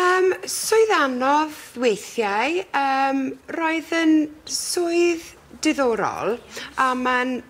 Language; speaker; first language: Welsh; non-native, learner; English